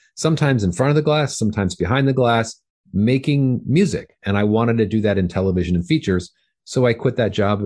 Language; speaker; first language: English; native; English